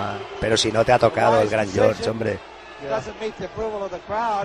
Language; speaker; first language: Spanish; native; Spanish